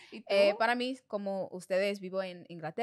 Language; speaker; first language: Spanish; non-native, learner; English